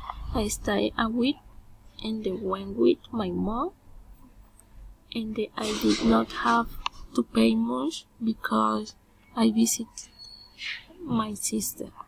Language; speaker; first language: English; non-native, learner; Spanish